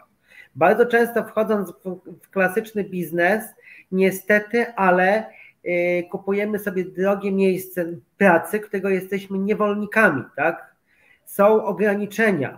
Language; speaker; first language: Polish; native; Polish